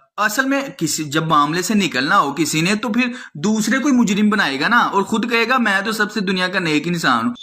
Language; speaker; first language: Urdu; non-native, local second language; Punjabi